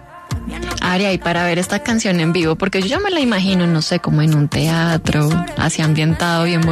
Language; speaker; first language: Spanish; native; Spanish